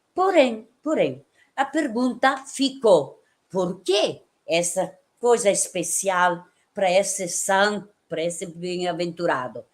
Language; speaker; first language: Portuguese; non-native, fluent; Italian